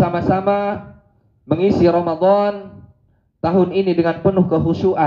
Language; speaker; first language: Indonesian; native; Indonesian